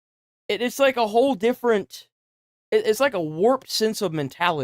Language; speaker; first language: English; native; English